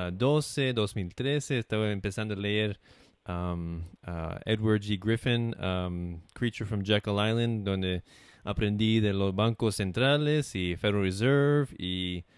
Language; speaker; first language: Spanish; non-native, fluent; English